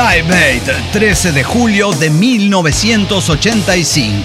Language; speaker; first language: Spanish; native; Spanish